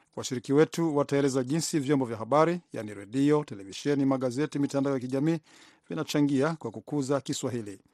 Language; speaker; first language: Swahili; non-native, local second language; Rundi